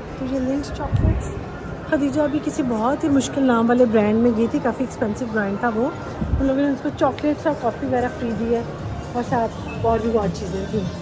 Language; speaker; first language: Urdu; non-native, local second language; Punjabi